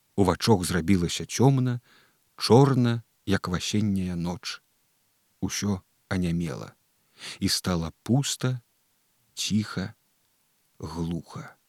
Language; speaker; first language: Belarusian; native; Belarusian